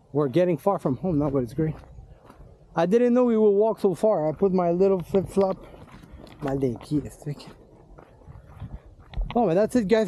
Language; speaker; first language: English; non-native, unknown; French